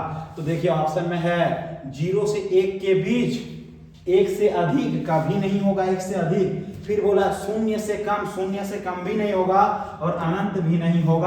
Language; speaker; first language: Hindi; native; Hindi